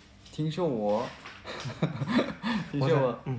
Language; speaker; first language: Chinese; non-native, learner; Japanese